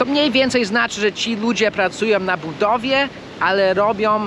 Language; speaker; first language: Polish; early bilingual, heritage; Polish